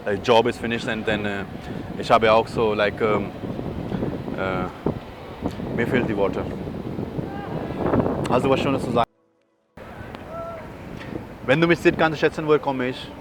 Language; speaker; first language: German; non-native, learner; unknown